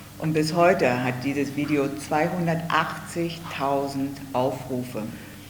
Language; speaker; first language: German; native; German